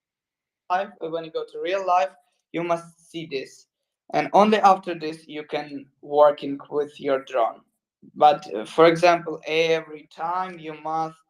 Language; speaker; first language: English; non-native, learner; Ukrainian